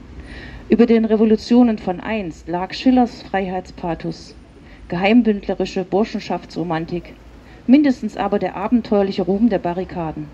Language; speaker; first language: German; native; German